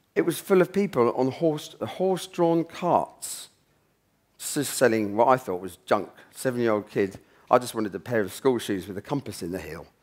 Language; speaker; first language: English; native; English